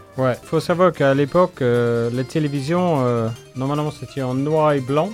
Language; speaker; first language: French; non-native, fluent; English